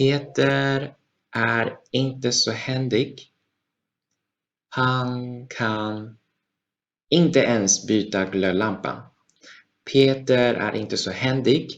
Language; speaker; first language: Swedish; non-native, fluent; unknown